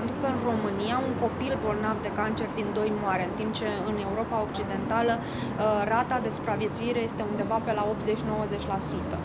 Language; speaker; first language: Romanian; native; Romanian